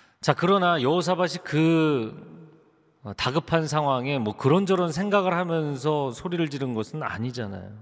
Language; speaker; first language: Korean; native; Korean